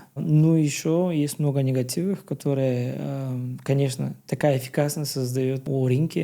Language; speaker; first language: Russian; non-native, learner; Bulgarian